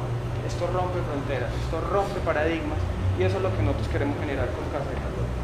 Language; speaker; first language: Spanish; native; Spanish